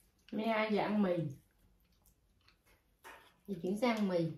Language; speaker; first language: German; non-native, learner; Vietnamese